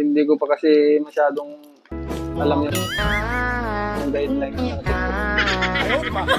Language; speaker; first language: Filipino; native; Filipino